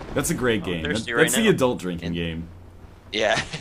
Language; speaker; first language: English; native; English